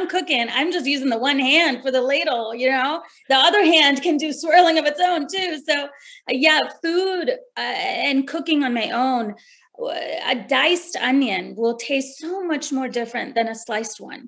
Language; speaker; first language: English; non-native, local second language; Hindi